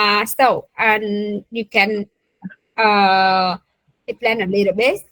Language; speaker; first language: English; non-native, fluent; Vietnamese